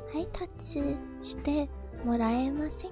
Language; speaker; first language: Japanese; non-native, learner; English